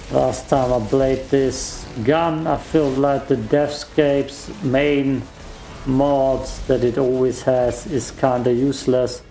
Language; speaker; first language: English; non-native, fluent; German